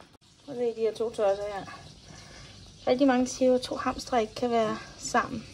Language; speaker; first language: Danish; native; Danish